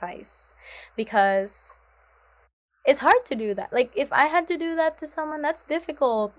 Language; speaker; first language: English; non-native, local second language; Filipino